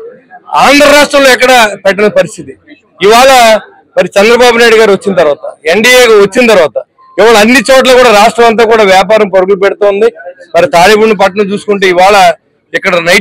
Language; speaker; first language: Telugu; native; Telugu